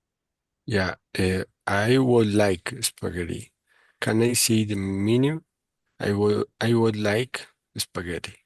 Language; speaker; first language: English; non-native, learner; Spanish